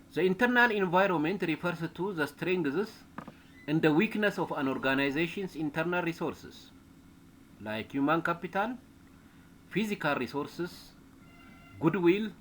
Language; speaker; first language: English; non-native, local second language; Amharic